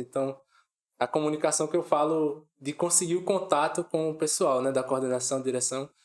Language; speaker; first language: Portuguese; native; Portuguese